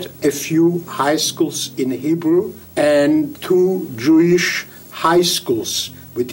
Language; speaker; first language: English; non-native, fluent; Yiddish